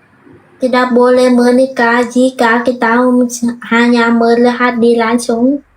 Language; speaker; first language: Indonesian; non-native, learner; Vietnamese